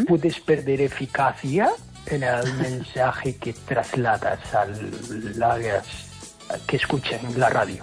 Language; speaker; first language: Spanish; non-native, fluent; English